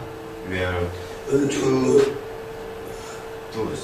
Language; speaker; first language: English; non-native, learner; Korean